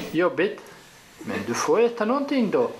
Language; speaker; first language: Swedish; non-native, fluent; Arabic